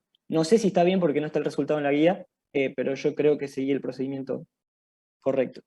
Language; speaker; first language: Spanish; native; Spanish